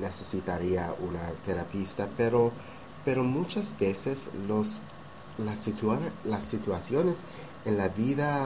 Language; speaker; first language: Spanish; non-native, learner; English